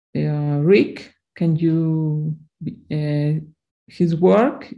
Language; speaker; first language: English; non-native, learner; Spanish